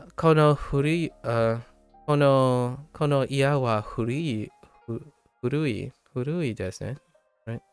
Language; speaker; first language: Japanese; non-native, learner; English